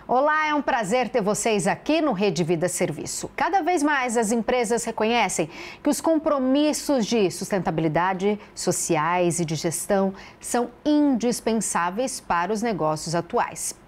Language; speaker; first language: Portuguese; native; Portuguese